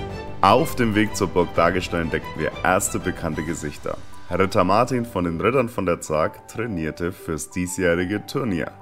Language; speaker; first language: German; native; German